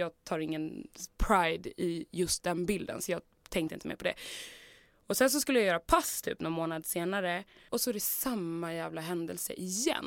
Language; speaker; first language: Swedish; native; Swedish